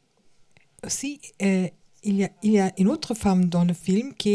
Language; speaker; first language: French; non-native, learner; German